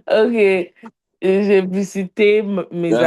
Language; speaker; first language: French; non-native, learner; English